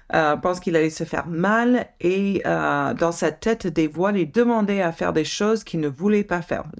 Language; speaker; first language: French; non-native, fluent; English